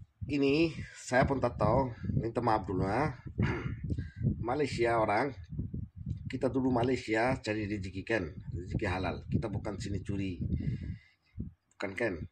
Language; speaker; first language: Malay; non-native, learner; Bangla